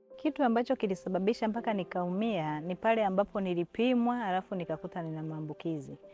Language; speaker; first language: Swahili; non-native, local second language; Hausa